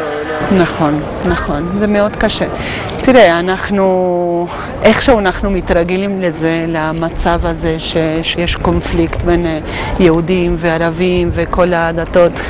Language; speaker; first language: Hebrew; non-native, fluent; Spanish